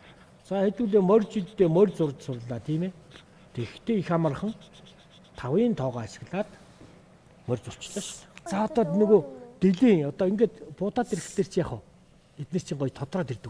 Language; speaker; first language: Mongolian; native; Mongolian